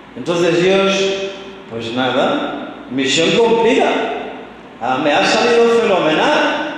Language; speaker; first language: Spanish; non-native, fluent; English